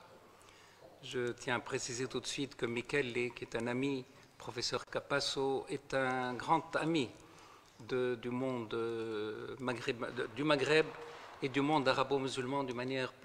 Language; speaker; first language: French; non-native, local second language; Arabic